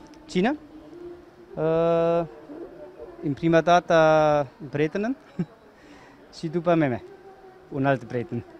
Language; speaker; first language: Romanian; non-native, learner; German